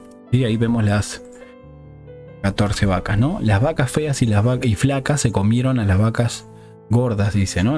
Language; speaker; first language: Spanish; native; Spanish